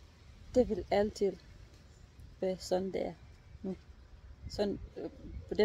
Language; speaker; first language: Danish; non-native, fluent; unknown